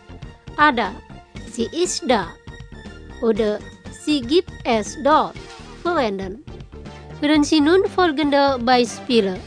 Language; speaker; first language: German; non-native, fluent; Indonesian